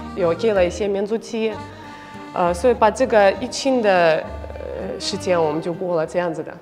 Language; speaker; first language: Chinese; non-native, fluent; Russian